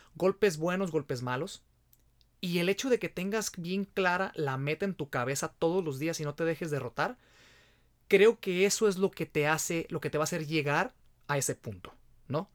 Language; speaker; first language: Spanish; native; Spanish